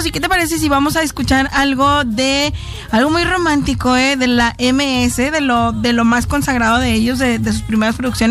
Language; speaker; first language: Spanish; native; Spanish